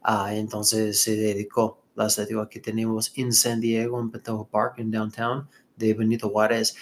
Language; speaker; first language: Spanish; non-native, fluent; English